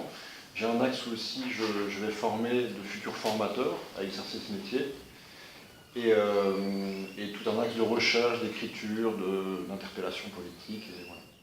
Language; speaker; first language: French; native; French